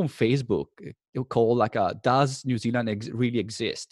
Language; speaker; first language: English; non-native, fluent; Italian